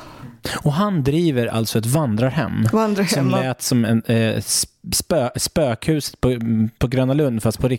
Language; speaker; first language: Swedish; native; Swedish